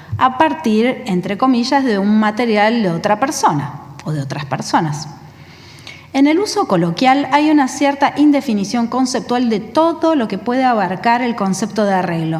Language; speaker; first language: Spanish; native; Spanish